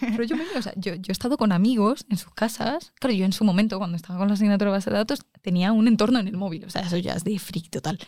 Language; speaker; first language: Spanish; native; Spanish